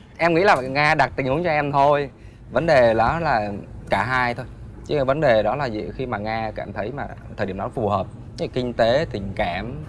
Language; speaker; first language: Vietnamese; native; Vietnamese